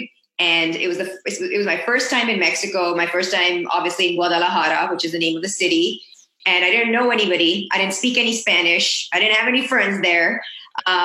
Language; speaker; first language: English; non-native, local second language; Urdu